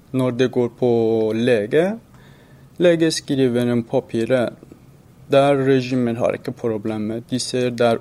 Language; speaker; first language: Norwegian; non-native, learner; Persian